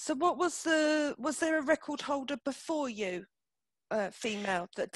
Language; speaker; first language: English; native; English